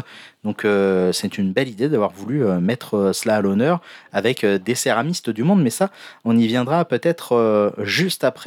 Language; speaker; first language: French; native; French